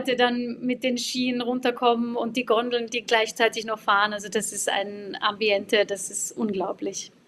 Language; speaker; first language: German; native; German